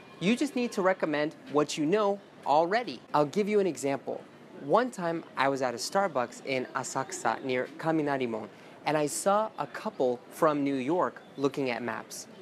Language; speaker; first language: English; native; English